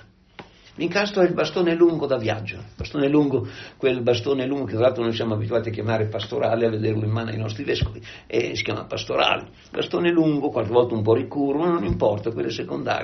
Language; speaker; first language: Italian; native; Italian